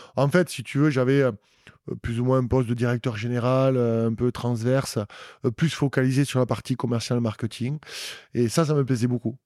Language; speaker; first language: French; native; French